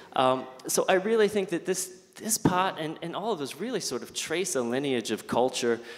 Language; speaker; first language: English; native; English